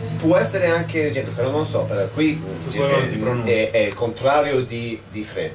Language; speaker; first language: Italian; non-native, learner; English